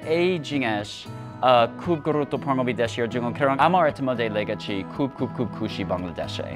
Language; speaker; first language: Bangla; non-native, learner; English